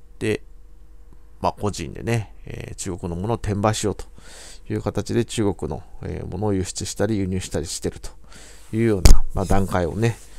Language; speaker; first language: Japanese; native; Japanese